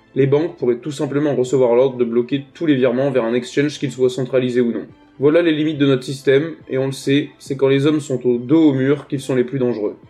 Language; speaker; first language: French; native; French